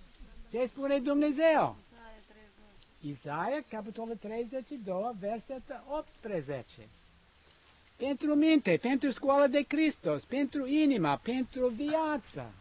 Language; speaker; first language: Romanian; non-native, learner; English